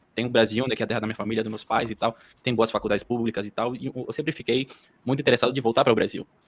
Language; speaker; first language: Portuguese; early bilingual, heritage; Portuguese